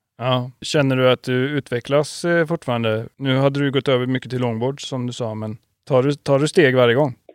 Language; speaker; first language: Swedish; native; Swedish